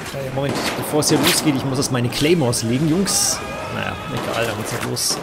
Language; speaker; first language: German; native; German